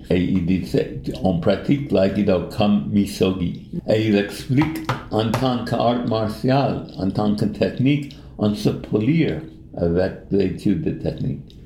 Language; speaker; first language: French; non-native, fluent; English